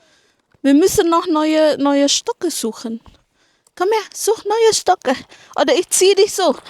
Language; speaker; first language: German; non-native, fluent; Indonesian